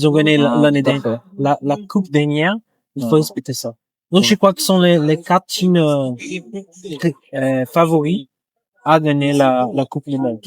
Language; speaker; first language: French; non-native, learner; Portuguese